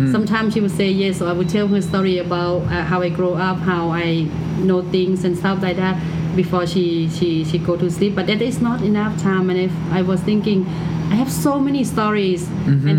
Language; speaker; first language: English; non-native, learner; Thai